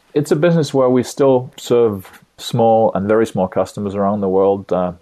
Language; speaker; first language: English; non-native, fluent; Estonian